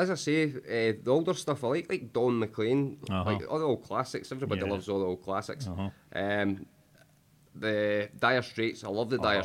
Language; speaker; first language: English; native; English